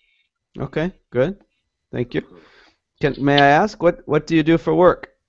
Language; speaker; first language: English; native; English